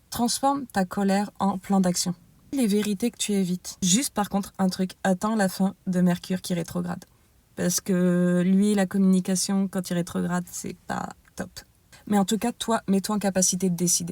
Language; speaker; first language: French; native; French